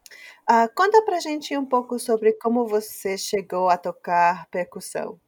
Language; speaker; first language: Portuguese; non-native, fluent; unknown